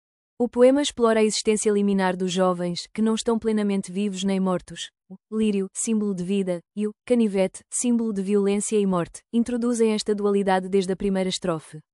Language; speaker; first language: Portuguese; native; Portuguese